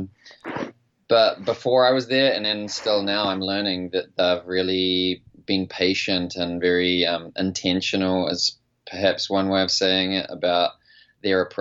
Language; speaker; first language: English; native; English